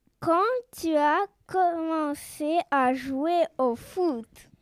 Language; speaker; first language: French; non-native, learner; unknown